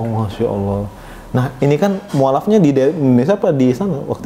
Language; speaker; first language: Indonesian; native; Indonesian